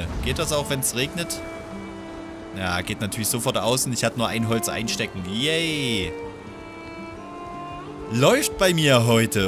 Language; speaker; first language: German; native; German